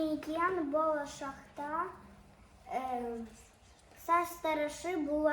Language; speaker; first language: Kazakh; non-native, local second language; Russian